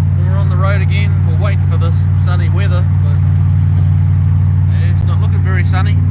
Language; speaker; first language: English; native; English